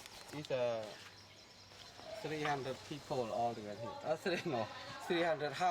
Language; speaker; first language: English; non-native, learner; Khmer